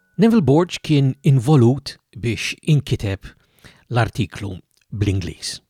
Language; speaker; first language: Maltese; native; Maltese